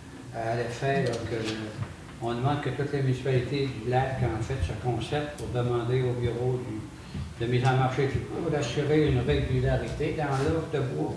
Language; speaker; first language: French; native; French